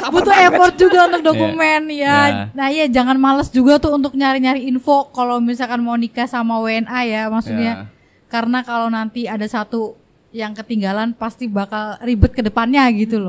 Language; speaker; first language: Indonesian; native; Indonesian